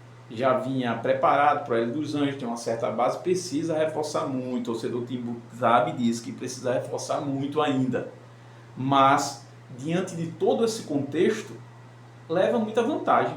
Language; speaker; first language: Portuguese; native; Portuguese